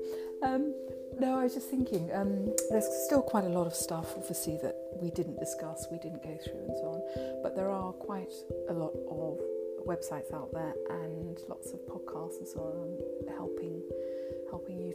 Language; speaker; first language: English; native; English